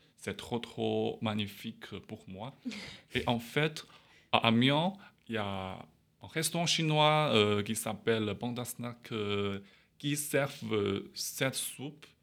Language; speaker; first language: French; non-native, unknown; Chinese